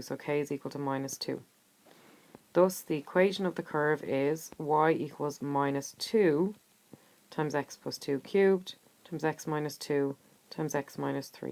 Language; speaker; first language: English; native; English